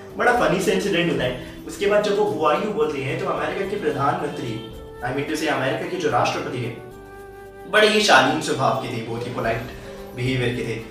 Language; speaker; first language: Hindi; native; Hindi